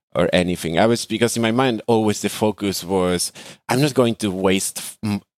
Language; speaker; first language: English; non-native, fluent; Spanish